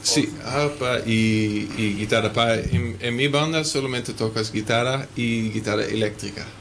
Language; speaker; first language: Spanish; non-native, learner; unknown